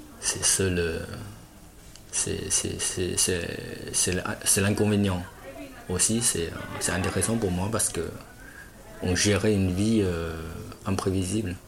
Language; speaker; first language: French; non-native, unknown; Chinese